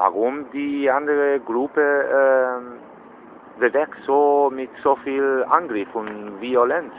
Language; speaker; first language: German; non-native, learner; Spanish